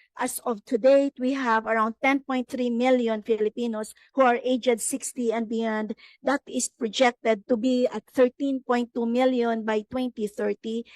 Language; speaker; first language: English; non-native, local second language; Filipino